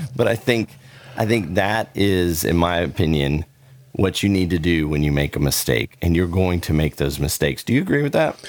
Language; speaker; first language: English; native; English